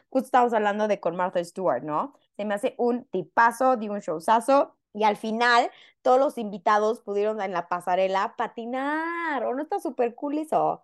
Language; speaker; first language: Spanish; native; Spanish